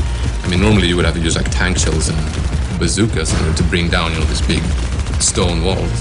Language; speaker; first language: English; non-native, fluent; Swedish